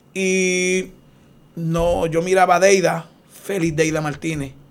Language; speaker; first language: Spanish; native; Spanish